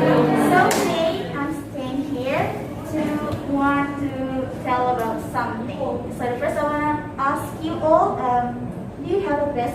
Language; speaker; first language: English; non-native, learner; Indonesian